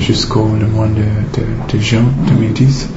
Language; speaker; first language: French; non-native, fluent; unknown